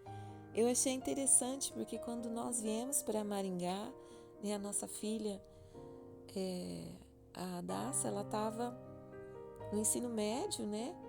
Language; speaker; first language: Portuguese; native; Portuguese